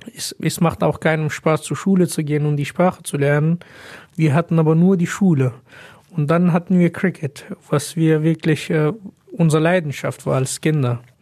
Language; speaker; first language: German; non-native, fluent; Pashto